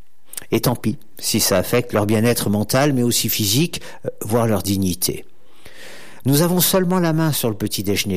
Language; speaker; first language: French; native; French